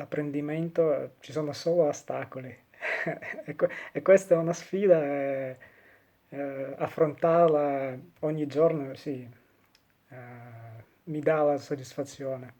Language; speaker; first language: Italian; non-native, fluent; Russian